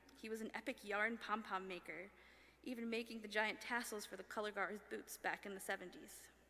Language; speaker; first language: English; early bilingual, other home language; French